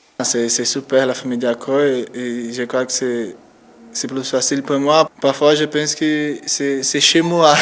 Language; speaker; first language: French; non-native, learner; Portuguese